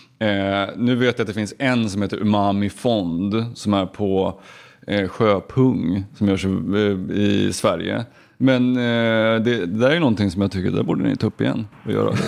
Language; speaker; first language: Swedish; native; Swedish